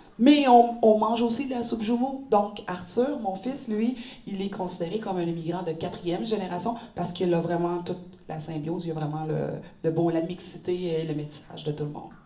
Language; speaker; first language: French; native; French